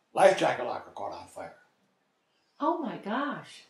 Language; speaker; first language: English; native; English